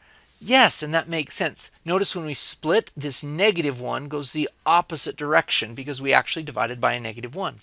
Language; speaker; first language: English; native; English